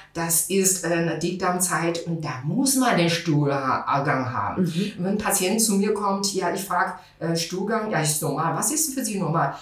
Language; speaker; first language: German; non-native, fluent; Chinese